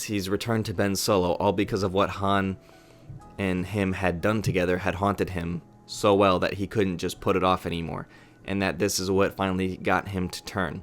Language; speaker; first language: English; native; English